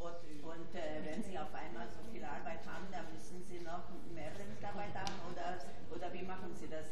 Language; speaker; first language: German; non-native, fluent; Hungarian